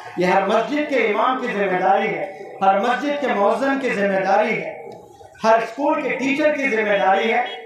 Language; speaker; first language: Urdu; native; Urdu